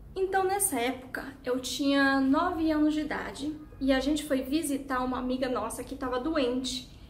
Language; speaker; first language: Portuguese; early bilingual, heritage; Portuguese